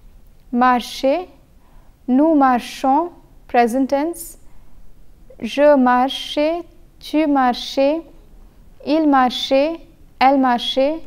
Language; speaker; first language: French; non-native, fluent; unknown